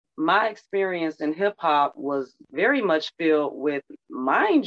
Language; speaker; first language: English; native; English